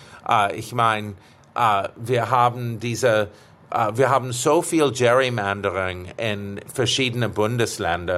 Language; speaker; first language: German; non-native, fluent; English